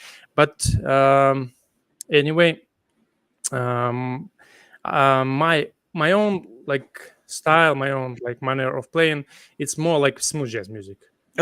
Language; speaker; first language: English; non-native, fluent; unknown